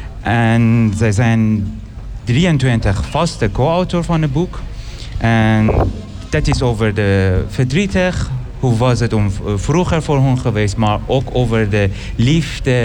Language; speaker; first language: Dutch; non-native, learner; Persian